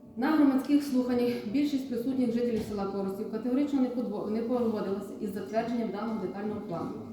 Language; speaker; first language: Ukrainian; native; Ukrainian